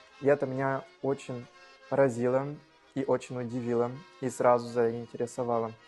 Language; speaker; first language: Russian; non-native, fluent; Portuguese